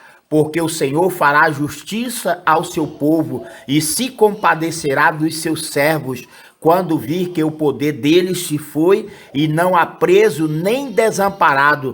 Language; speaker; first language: Portuguese; native; Portuguese